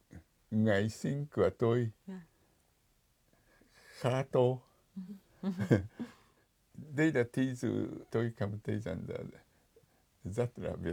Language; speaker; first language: Vietnamese; non-native, fluent; Japanese